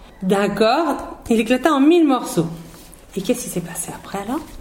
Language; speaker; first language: French; native; French